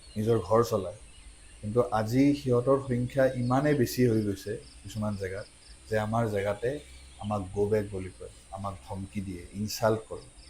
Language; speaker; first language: Assamese; native; Assamese